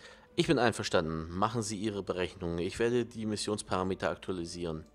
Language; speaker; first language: German; native; German